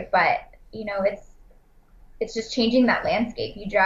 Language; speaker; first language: English; native; English